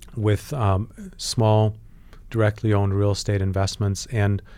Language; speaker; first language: English; non-native, fluent; Polish